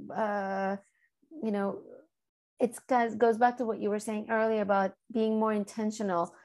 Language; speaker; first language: English; early bilingual, other home language; Turkish